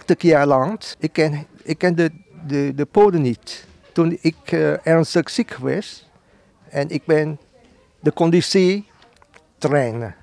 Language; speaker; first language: Dutch; non-native, learner; Vietnamese